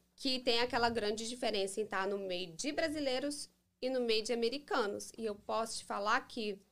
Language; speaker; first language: Portuguese; early bilingual, heritage; English